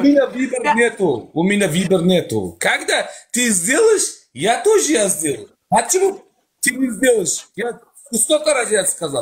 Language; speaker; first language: Russian; non-native, learner; Uzbek